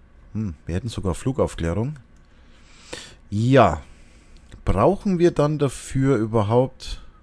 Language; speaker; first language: German; native; German